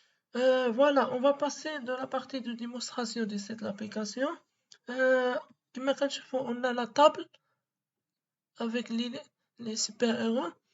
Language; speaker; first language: French; non-native, local second language; Arabic